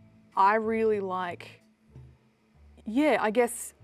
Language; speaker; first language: English; native; English